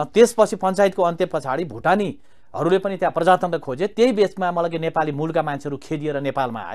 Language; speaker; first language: Nepali; native; Nepali